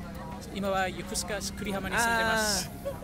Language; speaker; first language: Japanese; non-native, fluent; English